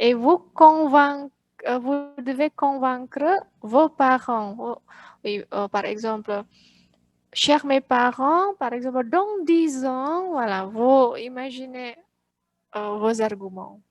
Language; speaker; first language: French; non-native, fluent; Indonesian